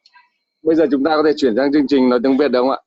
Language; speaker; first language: Vietnamese; native; Vietnamese